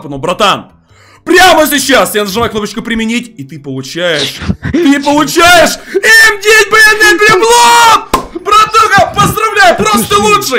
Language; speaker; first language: Russian; native; Russian